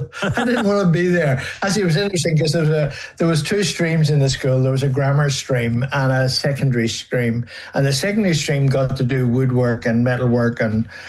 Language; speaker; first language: English; native; English